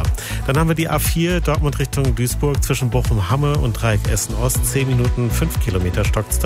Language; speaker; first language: German; native; German